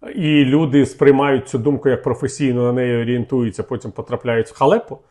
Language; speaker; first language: Ukrainian; native; Ukrainian